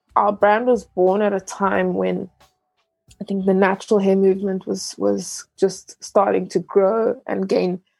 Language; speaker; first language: English; early bilingual, other home language; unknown